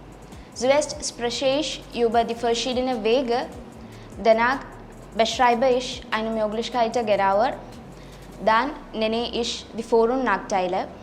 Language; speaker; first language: German; non-native, fluent; Malayalam